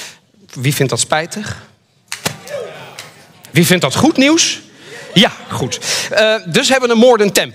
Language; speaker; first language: Dutch; native; Dutch